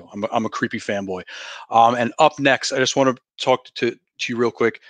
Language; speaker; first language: English; native; English